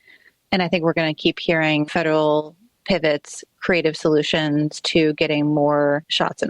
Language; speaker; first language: English; native; English